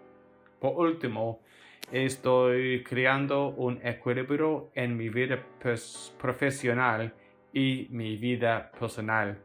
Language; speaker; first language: Spanish; non-native, fluent; English